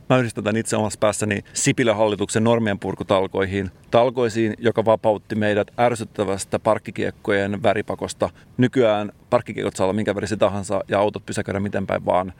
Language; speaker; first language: Finnish; native; Finnish